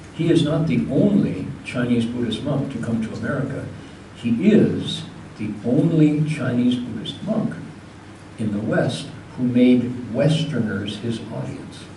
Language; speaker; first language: English; native; English